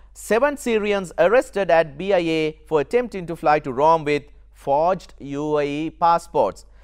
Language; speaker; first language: English; non-native, local second language; Sinhala